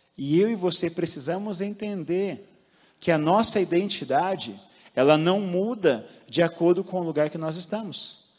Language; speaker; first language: Portuguese; native; Portuguese